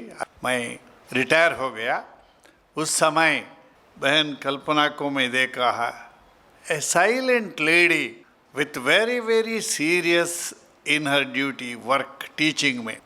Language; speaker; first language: Hindi; non-native, local second language; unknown